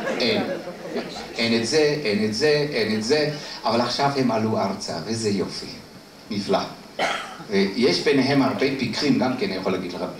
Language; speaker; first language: Hebrew; non-native, fluent; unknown